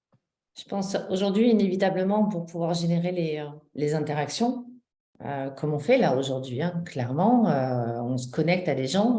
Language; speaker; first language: French; native; French